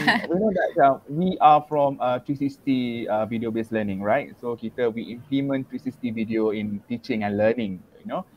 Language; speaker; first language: English; non-native, local second language; Malay